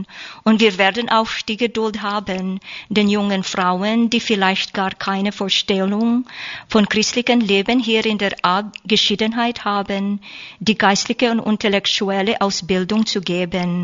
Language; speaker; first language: German; non-native, learner; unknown